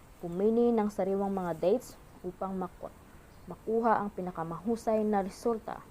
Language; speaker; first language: Filipino; non-native, local second language; Hiligaynon